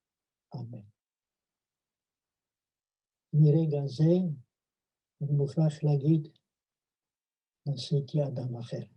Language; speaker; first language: Hebrew; non-native, fluent; Yiddish